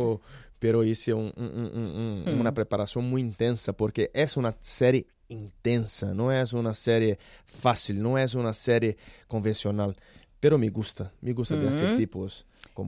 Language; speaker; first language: Spanish; non-native, learner; Portuguese